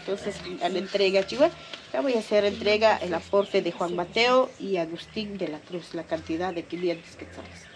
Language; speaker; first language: Spanish; non-native, local second language; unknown